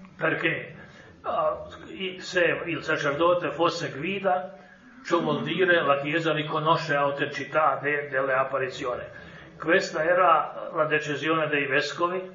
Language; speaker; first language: Italian; non-native, fluent; Croatian